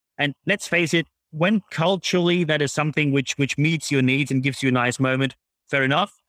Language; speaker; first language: English; non-native, fluent; German